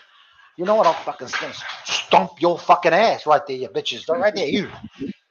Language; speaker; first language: English; native; English